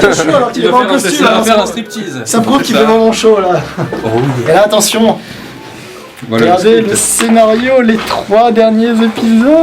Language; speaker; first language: French; native; French